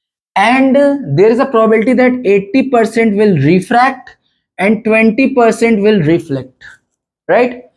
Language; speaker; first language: English; non-native, local second language; Hindi